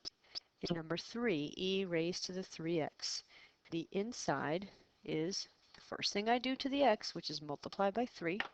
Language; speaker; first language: English; native; English